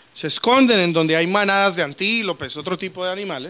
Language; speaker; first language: Spanish; native; Spanish